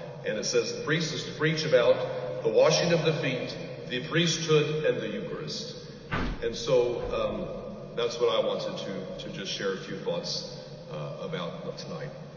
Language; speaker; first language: English; native; English